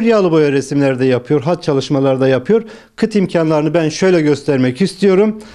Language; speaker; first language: Turkish; native; Turkish